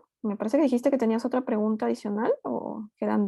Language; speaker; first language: Spanish; native; Spanish